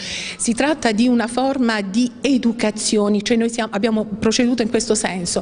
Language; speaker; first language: Italian; native; Italian